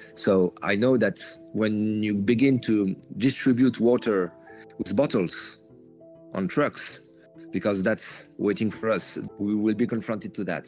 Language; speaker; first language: English; non-native, fluent; French